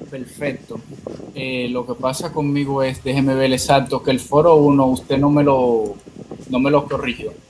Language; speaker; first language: Spanish; native; Spanish